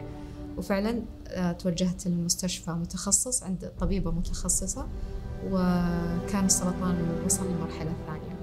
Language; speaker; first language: Arabic; native; Arabic